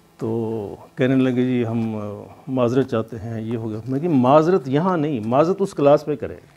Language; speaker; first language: Urdu; non-native, local second language; Punjabi